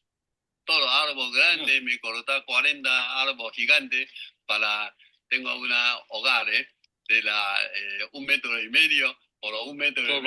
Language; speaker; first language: Spanish; non-native, learner; Chinese